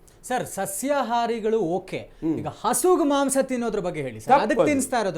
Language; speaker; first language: Kannada; native; Kannada